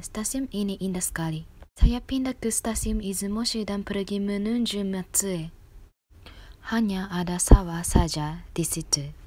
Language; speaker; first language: Indonesian; non-native, learner; Japanese